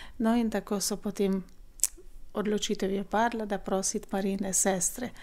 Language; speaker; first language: Slovenian; non-native, fluent; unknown